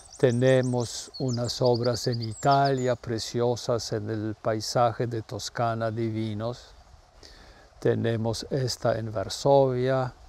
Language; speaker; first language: Spanish; non-native, fluent; Polish